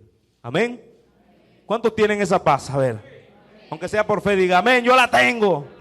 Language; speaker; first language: Spanish; native; Spanish